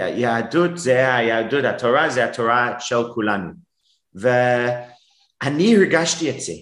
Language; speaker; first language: Hebrew; non-native, fluent; English